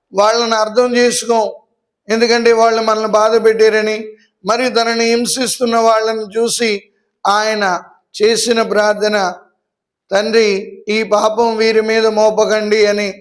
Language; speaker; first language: Telugu; native; Telugu